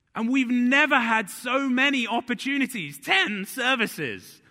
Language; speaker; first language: English; native; English